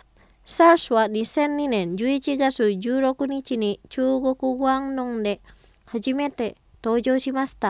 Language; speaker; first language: Japanese; non-native, fluent; Indonesian